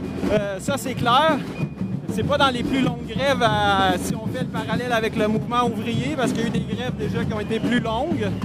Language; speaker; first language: French; native; French